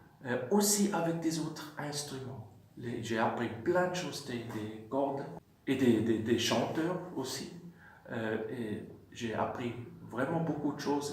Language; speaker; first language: French; non-native, fluent; German